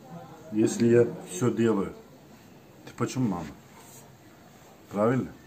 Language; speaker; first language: Russian; non-native, learner; Turkish